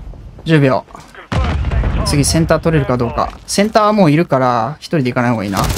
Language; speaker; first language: Japanese; native; Japanese